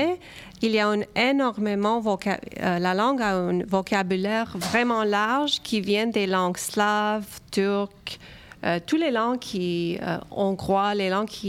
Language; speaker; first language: French; early bilingual, other home language; Romanian